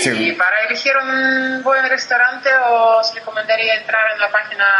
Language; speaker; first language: Spanish; non-native, fluent; Russian